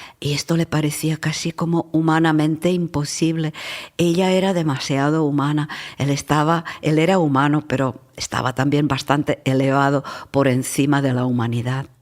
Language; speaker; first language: Spanish; non-native, fluent; Czech